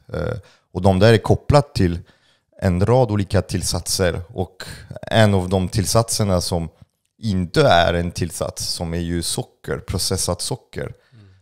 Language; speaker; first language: Swedish; non-native, fluent; French